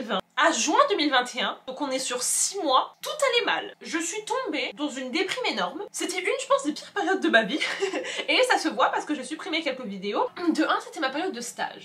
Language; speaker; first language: French; native; French